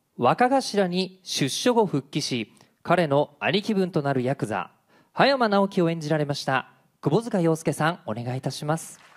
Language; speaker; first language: Japanese; native; Japanese